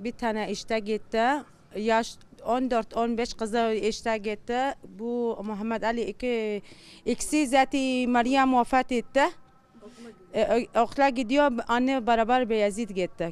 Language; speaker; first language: Turkish; non-native, learner; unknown